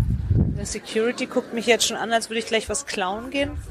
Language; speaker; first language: German; native; German